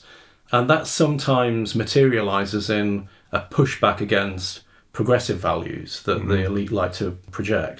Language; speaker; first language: English; native; English